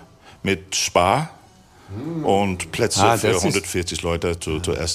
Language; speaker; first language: German; non-native, fluent; English